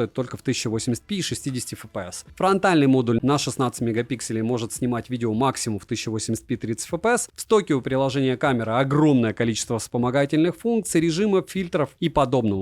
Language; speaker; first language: Russian; native; Russian